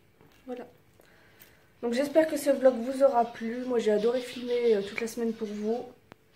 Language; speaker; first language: French; native; French